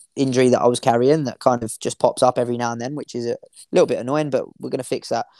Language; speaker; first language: English; native; English